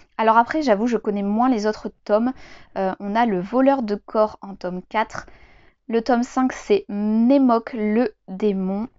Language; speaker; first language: French; native; French